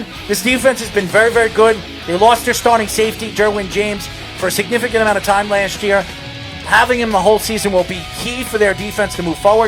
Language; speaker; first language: English; native; English